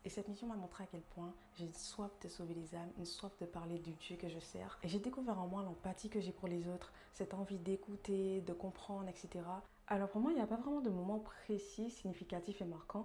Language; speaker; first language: French; native; French